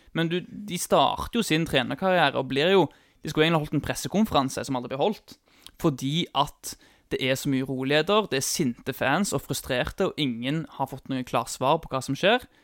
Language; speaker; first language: Norwegian; native; Norwegian